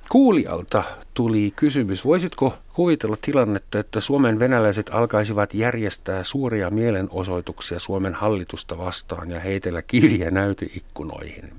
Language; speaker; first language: Finnish; non-native, fluent; German